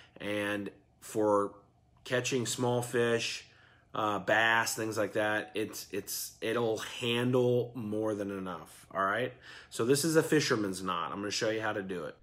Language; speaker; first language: English; native; English